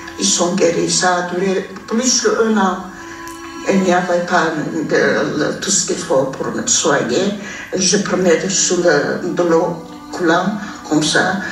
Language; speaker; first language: French; non-native, fluent; Armenian